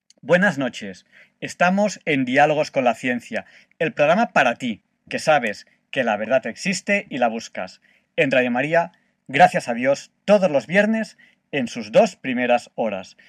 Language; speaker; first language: Spanish; native; Spanish